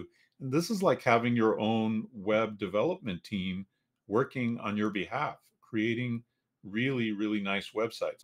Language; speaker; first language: English; native; English